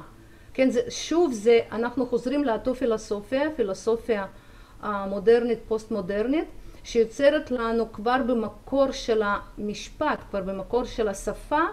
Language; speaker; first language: Hebrew; non-native, fluent; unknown